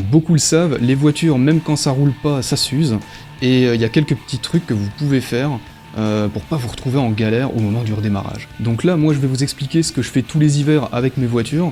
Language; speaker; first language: French; native; French